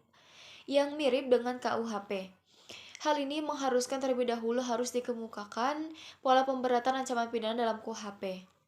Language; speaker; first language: Indonesian; native; Indonesian